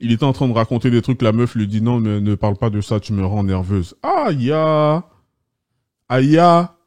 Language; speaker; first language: French; native; French